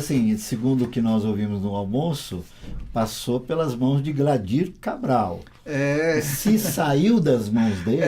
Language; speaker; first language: Portuguese; native; Portuguese